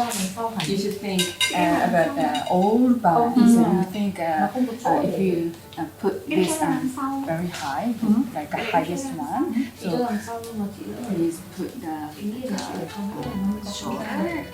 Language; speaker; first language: English; non-native, learner; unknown